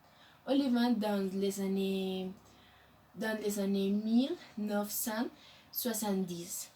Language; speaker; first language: French; non-native, learner; Spanish